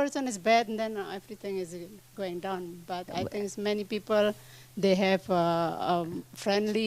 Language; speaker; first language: English; non-native, fluent; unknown